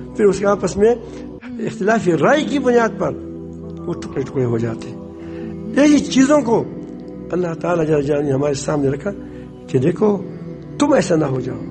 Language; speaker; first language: Urdu; non-native, local second language; Pashto